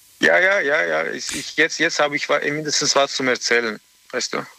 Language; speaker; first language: German; non-native, learner; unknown